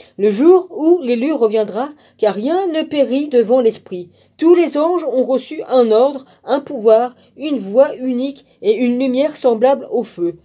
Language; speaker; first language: French; native; French